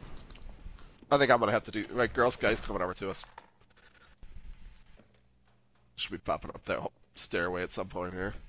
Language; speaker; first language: English; native; English